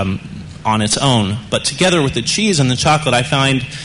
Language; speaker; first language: English; native; English